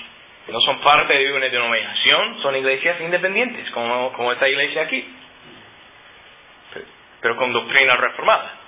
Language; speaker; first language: Spanish; non-native, fluent; English